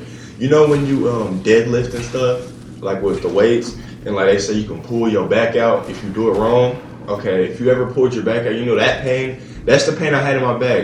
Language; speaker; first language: English; native; English